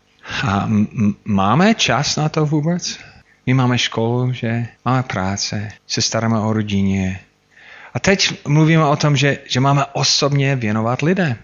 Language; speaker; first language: Czech; non-native, fluent; English